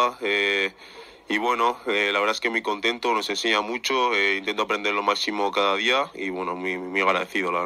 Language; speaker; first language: Spanish; early bilingual, other home language; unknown